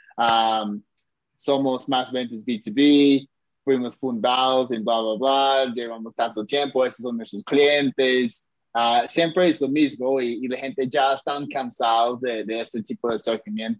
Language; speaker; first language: Spanish; non-native, fluent; English